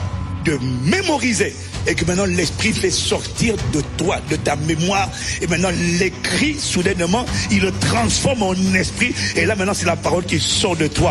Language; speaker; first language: French; native; French